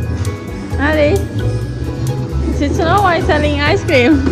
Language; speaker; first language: English; non-native, learner; Khmer